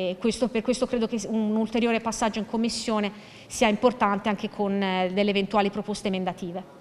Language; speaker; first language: Italian; native; Italian